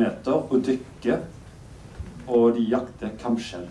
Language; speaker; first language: Norwegian; non-native, fluent; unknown